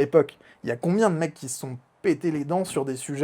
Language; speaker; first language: French; native; French